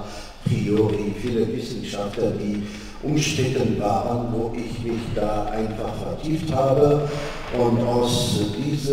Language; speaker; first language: German; non-native, fluent; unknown